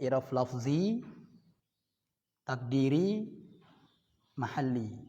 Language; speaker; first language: Arabic; non-native, fluent; Indonesian